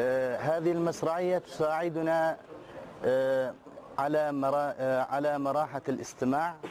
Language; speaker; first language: Arabic; non-native, learner; Turkish